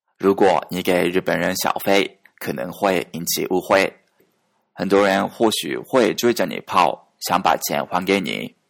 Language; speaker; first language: Chinese; non-native, fluent; Japanese